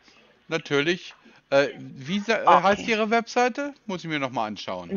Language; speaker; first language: German; native; German